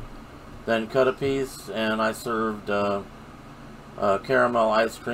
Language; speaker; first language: English; native; English